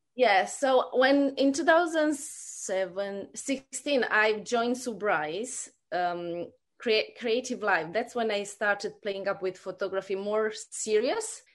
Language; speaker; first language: English; non-native, fluent; Romanian